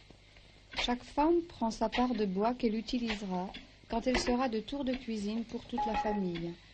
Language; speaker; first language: French; native; French